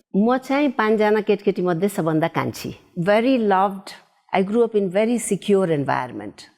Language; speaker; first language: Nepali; early bilingual, heritage; Nepali